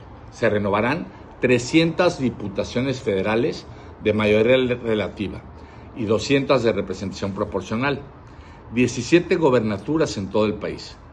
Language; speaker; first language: Spanish; native; Spanish